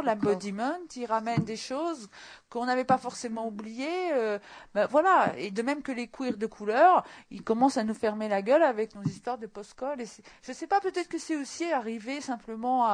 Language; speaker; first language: French; native; French